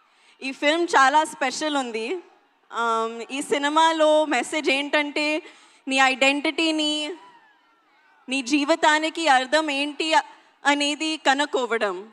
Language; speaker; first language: Telugu; non-native, learner; Hindi